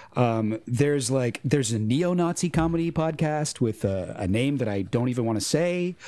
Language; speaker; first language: English; native; English